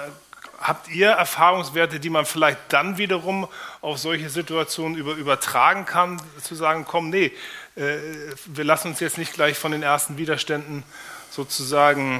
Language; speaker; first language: German; native; German